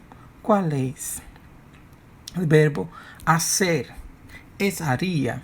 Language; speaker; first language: Spanish; non-native, fluent; Portuguese